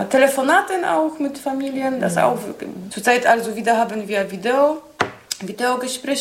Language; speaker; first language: German; non-native, learner; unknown